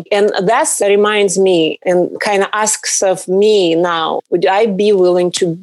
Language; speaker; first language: English; non-native, fluent; Russian